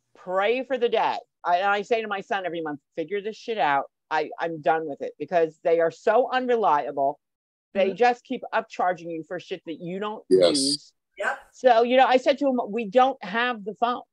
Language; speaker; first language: English; native; English